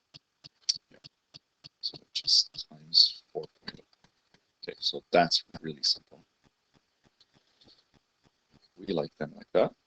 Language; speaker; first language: English; native; English